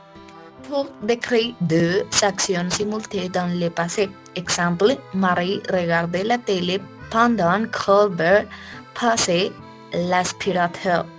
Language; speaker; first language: French; non-native, learner; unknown